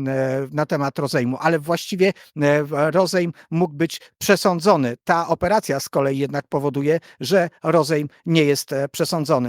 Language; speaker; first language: Polish; native; Polish